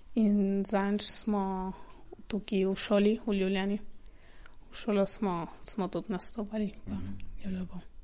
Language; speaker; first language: Slovenian; early bilingual, heritage; Slovenian